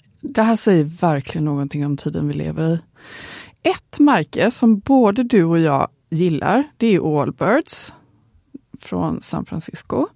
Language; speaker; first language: Swedish; native; Swedish